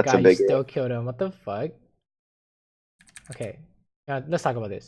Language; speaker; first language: English; native; English